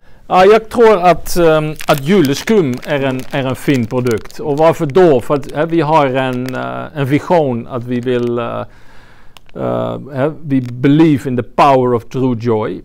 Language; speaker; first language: Swedish; non-native, fluent; French